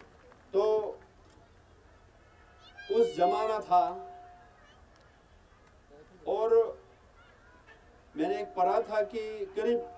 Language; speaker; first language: Hindi; non-native, learner; Tibetan